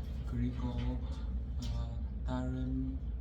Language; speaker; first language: Korean; non-native, learner; Vietnamese